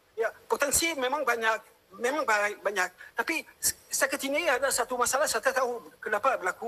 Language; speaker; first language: Indonesian; non-native, fluent; French